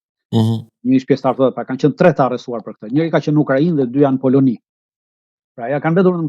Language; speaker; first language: Albanian; native; Albanian